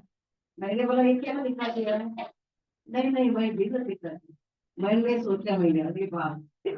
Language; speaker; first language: Hindi; non-native, local second language; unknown